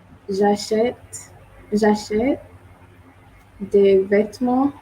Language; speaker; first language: French; non-native, learner; English